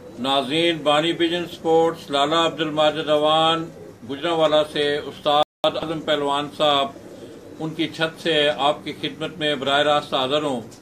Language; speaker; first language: Urdu; non-native, local second language; Punjabi